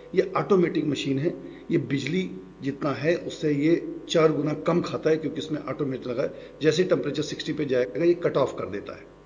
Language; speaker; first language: Hindi; native; Hindi